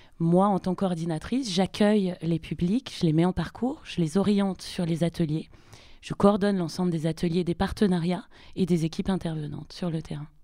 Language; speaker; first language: French; native; French